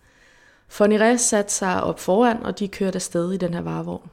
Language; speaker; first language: Danish; native; Danish